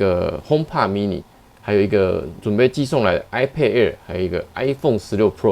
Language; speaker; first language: Chinese; native; Chinese